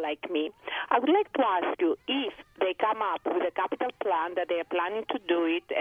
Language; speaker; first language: English; non-native, fluent; Greek